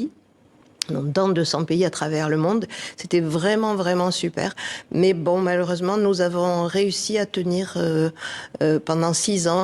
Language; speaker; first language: French; native; French